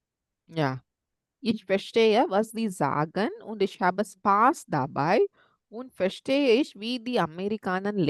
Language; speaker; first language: German; non-native, fluent; Tamil